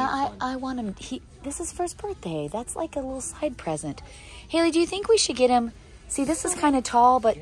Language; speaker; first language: English; native; English